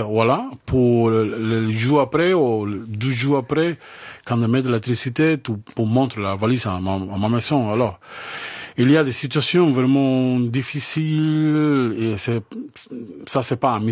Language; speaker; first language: French; non-native, learner; Spanish